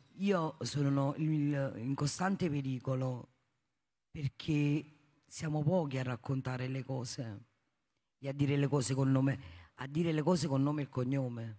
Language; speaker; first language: Italian; native; Italian